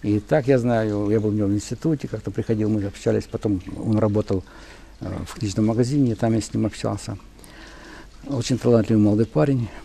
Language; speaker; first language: Russian; non-native, local second language; Ukrainian